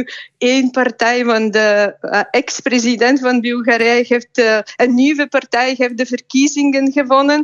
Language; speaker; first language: Dutch; non-native, fluent; Bulgarian